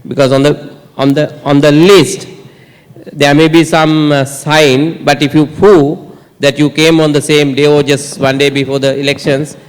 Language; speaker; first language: English; non-native, local second language; Sinhala